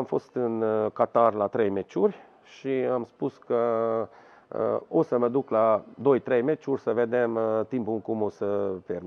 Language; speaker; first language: Romanian; non-native, local second language; Hungarian